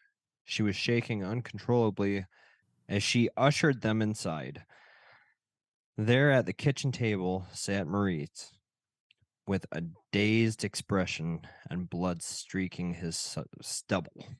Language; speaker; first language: English; native; English